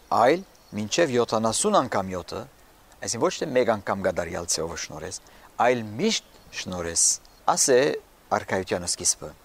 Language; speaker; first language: Armenian; early bilingual, heritage; Armenian